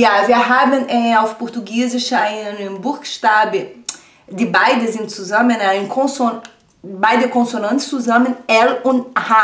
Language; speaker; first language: German; non-native, fluent; Portuguese